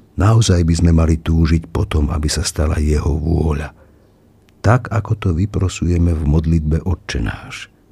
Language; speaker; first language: Slovak; native; Slovak